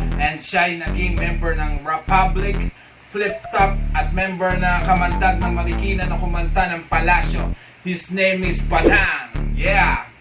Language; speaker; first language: Filipino; native; Filipino